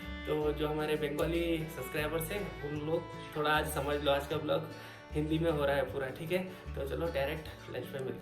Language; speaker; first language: Hindi; non-native, local second language; Bangla